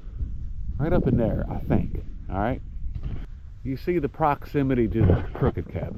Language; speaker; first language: English; native; English